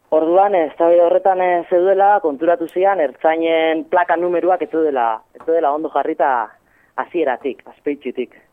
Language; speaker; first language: Basque; native; Basque